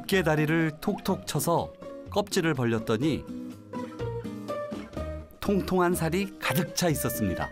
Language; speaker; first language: Korean; native; Korean